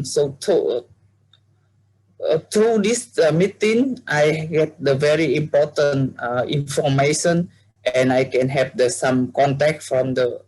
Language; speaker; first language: English; non-native, learner; Vietnamese